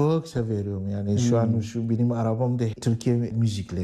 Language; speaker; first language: Turkish; non-native, learner; Arabic